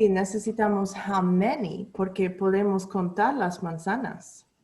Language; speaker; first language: Spanish; non-native, learner; English